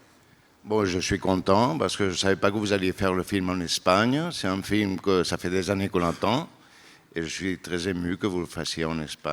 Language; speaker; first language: French; non-native, fluent; Spanish